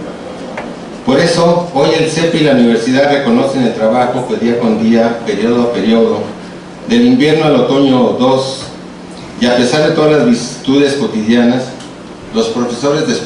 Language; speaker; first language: Spanish; native; Spanish